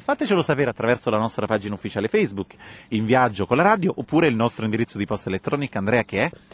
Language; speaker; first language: Italian; native; Italian